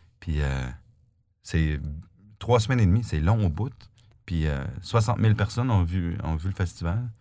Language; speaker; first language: French; native; French